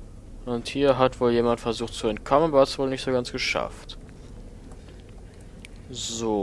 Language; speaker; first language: German; native; German